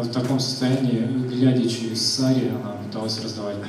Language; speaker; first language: Russian; native; Russian